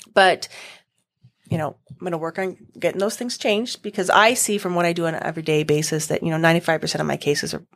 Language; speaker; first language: English; native; English